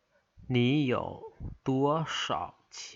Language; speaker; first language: Chinese; non-native, fluent; Lao